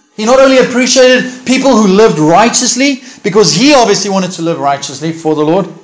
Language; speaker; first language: English; early bilingual, other home language; Afrikaans